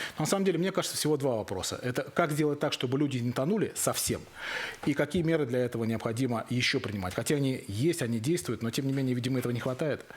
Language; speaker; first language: Russian; native; Russian